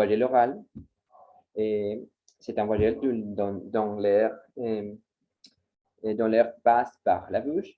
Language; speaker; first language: French; non-native, learner; Spanish